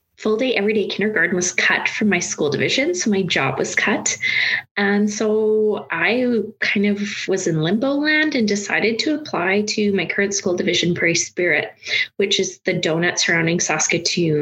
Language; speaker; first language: English; native; English